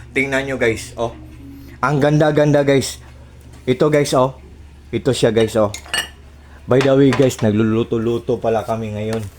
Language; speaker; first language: Filipino; non-native, local second language; Cebuano